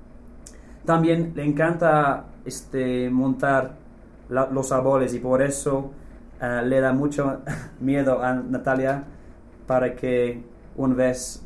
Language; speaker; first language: Spanish; non-native, fluent; English